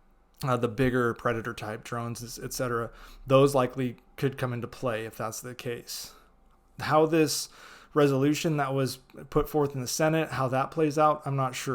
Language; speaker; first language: English; native; English